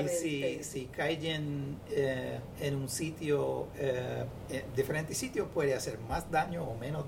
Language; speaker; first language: Spanish; non-native, fluent; English